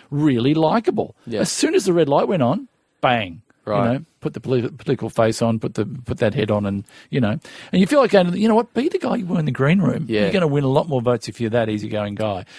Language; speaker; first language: English; native; English